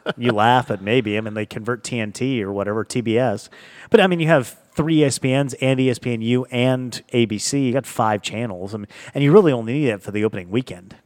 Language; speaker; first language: English; native; English